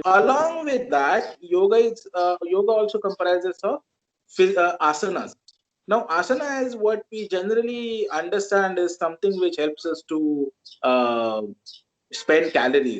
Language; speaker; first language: English; non-native, local second language; Marathi